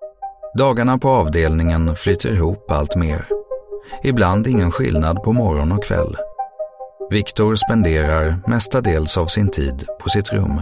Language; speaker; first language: Swedish; native; Swedish